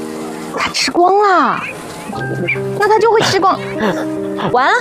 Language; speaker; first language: Chinese; native; Chinese